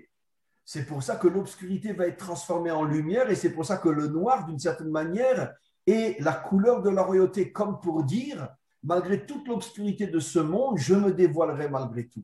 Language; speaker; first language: French; native; French